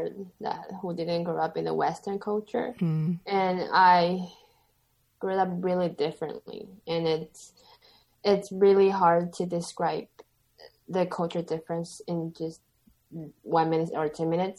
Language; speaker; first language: English; non-native, fluent; Chinese